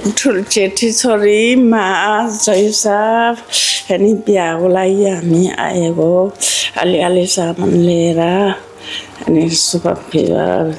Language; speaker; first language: Nepali; non-native, local second language; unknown